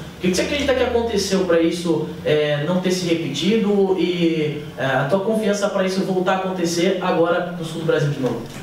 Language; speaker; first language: Portuguese; native; Portuguese